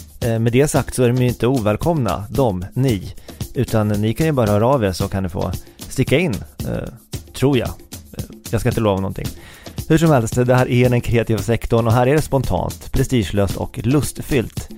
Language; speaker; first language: Swedish; native; Swedish